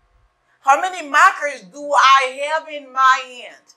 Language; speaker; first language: English; non-native, fluent; Haitian Creole